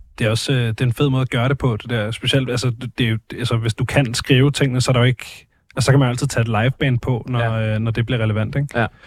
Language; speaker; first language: Danish; native; Danish